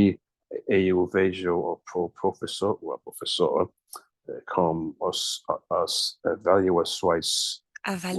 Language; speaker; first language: Portuguese; non-native, learner; English